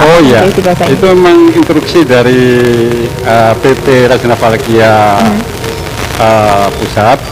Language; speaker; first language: Indonesian; native; Indonesian